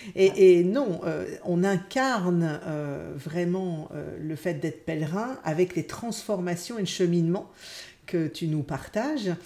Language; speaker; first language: French; native; French